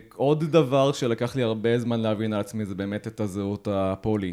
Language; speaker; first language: Hebrew; native; Hebrew